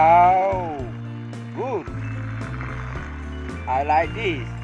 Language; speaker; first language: English; non-native, learner; Khmer